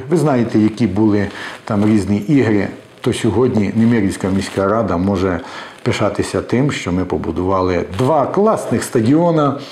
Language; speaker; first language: Ukrainian; native; Ukrainian